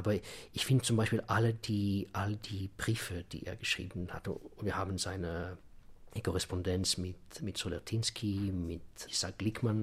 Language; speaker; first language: German; non-native, fluent; Russian